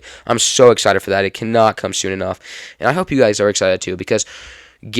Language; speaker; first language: English; native; English